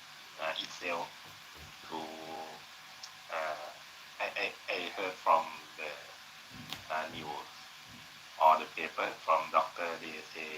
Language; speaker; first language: English; non-native, learner; Thai